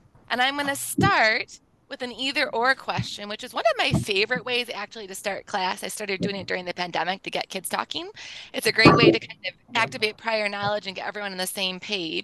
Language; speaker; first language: English; native; English